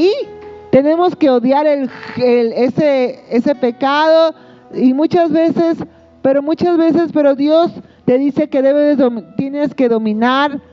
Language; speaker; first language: Spanish; native; Spanish